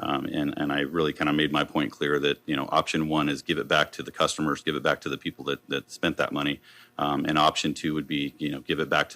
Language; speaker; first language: English; native; English